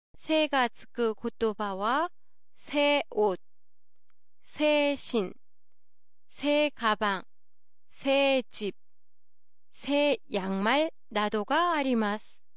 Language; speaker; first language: Japanese; non-native, fluent; Korean